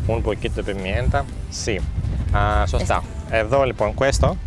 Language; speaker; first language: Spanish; non-native, learner; Greek